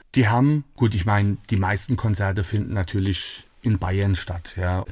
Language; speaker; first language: German; native; German